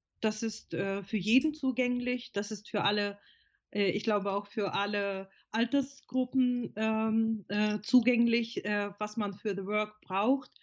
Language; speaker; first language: German; non-native, fluent; Russian